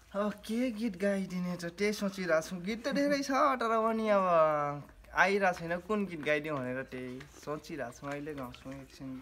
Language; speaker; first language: Nepali; non-native, local second language; Dangaura Tharu